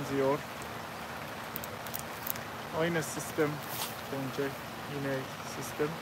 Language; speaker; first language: Turkish; non-native, learner; English